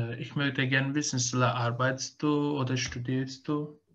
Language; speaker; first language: German; non-native, learner; Turkish